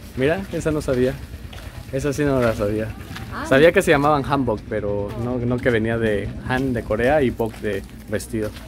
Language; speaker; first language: Spanish; native; Spanish